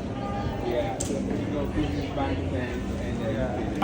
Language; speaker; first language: English; non-native, learner; Spanish